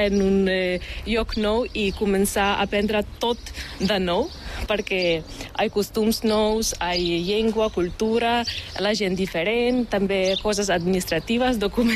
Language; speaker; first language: Catalan; non-native, fluent; Ukrainian